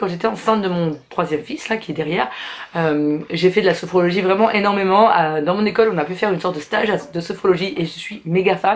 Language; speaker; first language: French; native; French